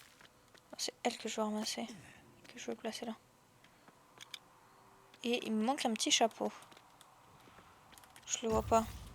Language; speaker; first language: French; native; French